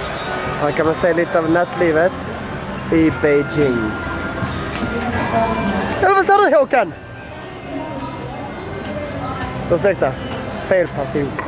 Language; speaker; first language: Swedish; native; Swedish